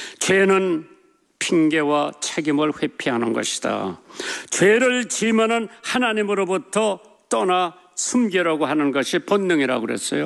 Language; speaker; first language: Korean; native; Korean